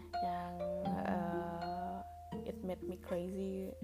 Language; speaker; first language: English; non-native, learner; Indonesian